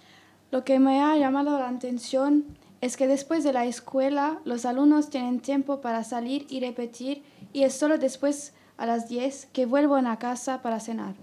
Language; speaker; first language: Spanish; non-native, learner; French